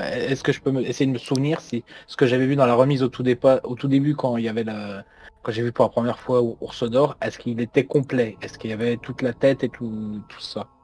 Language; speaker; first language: French; native; French